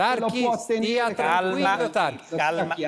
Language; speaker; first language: Italian; native; Italian